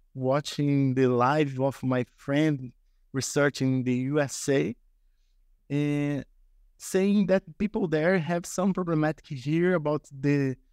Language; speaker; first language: English; non-native, learner; Portuguese